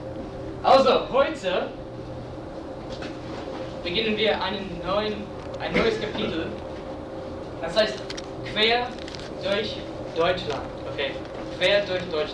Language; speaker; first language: German; non-native, fluent; English